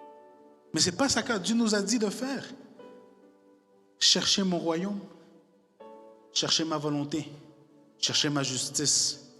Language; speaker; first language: French; non-native, fluent; Spanish